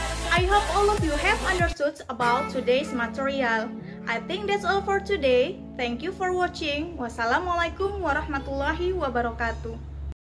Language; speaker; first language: English; non-native, fluent; Indonesian